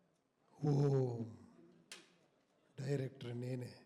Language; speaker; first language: Telugu; non-native, local second language; Kannada